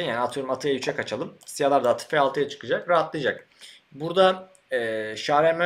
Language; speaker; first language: Turkish; native; Turkish